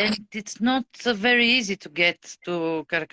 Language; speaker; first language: English; non-native, fluent; Bulgarian